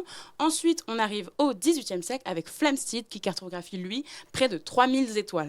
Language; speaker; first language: French; native; French